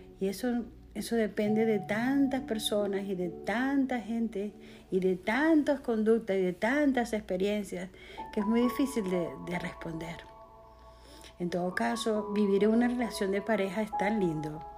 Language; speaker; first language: Spanish; native; Spanish